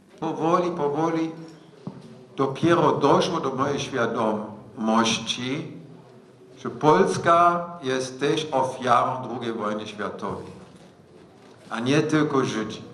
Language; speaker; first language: Polish; non-native, fluent; German